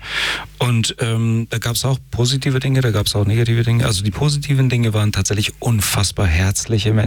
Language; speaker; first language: German; early bilingual, other home language; Persian